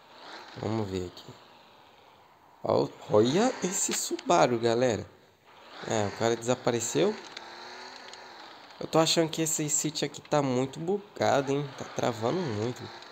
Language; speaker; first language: Portuguese; native; Portuguese